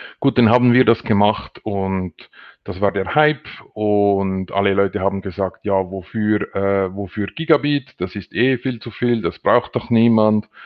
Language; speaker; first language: German; non-native, local second language; French